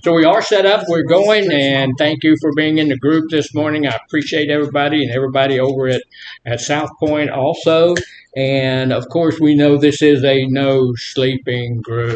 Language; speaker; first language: English; native; English